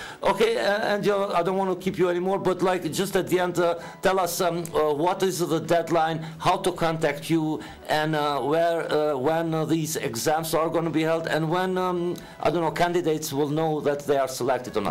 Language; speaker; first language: English; non-native, fluent; Albanian